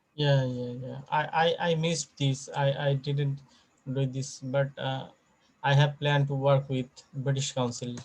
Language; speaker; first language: English; non-native, fluent; Bangla